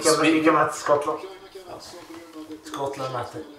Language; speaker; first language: Swedish; native; Swedish